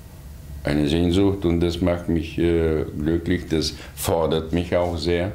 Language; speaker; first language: German; non-native, fluent; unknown